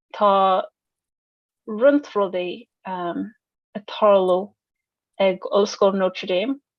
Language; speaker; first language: Irish; non-native, learner; English